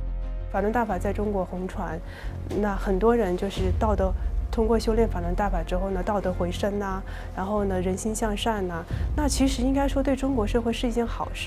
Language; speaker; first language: Chinese; native; Chinese